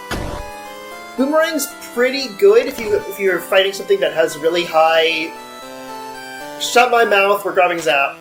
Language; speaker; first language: English; native; English